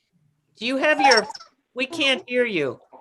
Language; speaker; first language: English; native; English